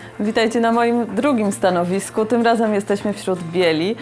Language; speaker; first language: Polish; native; Polish